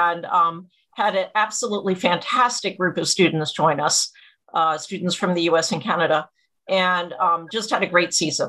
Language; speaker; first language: English; native; English